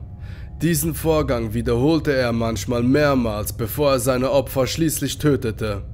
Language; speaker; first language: German; native; German